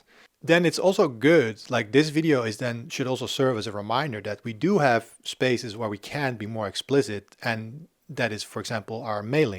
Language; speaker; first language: English; non-native, fluent; Dutch